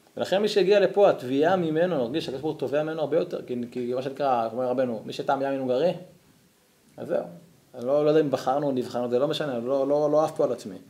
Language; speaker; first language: Hebrew; native; Hebrew